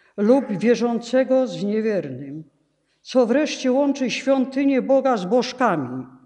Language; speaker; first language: Polish; native; Polish